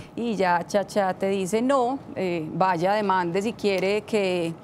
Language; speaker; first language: Spanish; native; Spanish